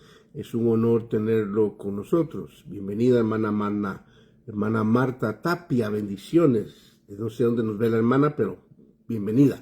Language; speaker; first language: Spanish; native; Spanish